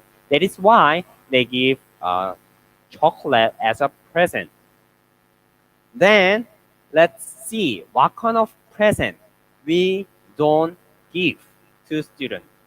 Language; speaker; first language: English; non-native, learner; Korean